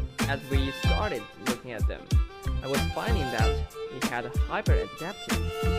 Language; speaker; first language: English; non-native, learner; Chinese